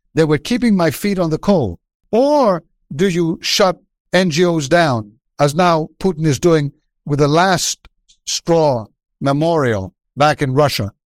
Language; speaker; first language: English; non-native, fluent; Greek